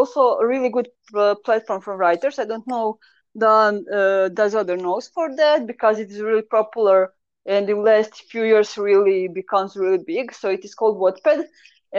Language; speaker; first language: English; non-native, fluent; Croatian